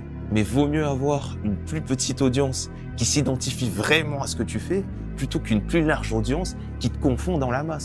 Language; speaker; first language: French; native; French